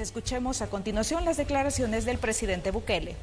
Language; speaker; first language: Spanish; native; Spanish